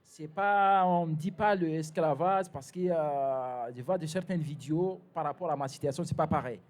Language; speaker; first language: French; non-native, fluent; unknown